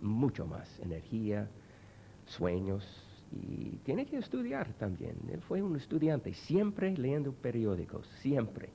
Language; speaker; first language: Spanish; non-native, fluent; English